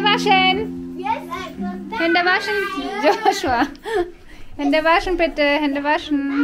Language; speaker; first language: German; non-native, learner; Filipino